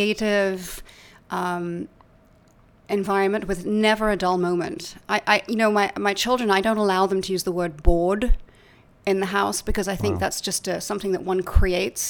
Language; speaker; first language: English; native; English